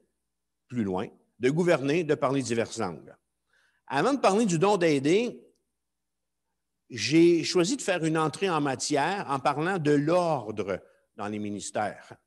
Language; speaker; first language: French; native; French